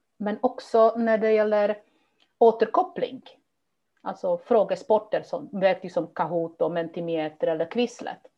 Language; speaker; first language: Swedish; non-native, fluent; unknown